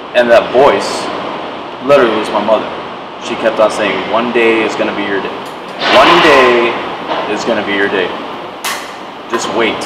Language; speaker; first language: English; native; English